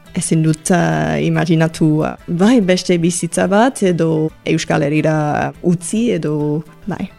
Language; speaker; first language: Basque; non-native, learner; English